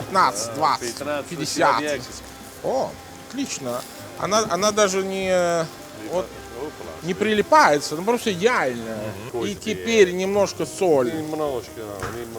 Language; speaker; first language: Russian; non-native, fluent; Italian